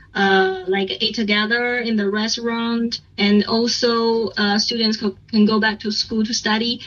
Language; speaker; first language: English; non-native, learner; Chinese